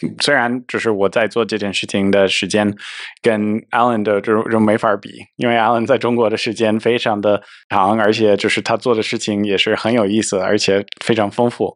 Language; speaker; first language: Chinese; non-native, fluent; English